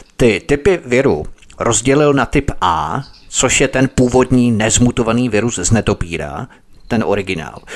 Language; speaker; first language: Czech; native; Czech